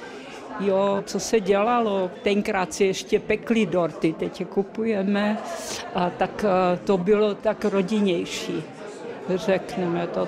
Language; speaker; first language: Czech; early bilingual, other home language; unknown